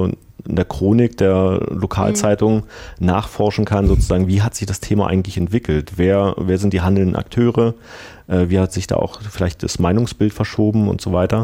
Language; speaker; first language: German; native; German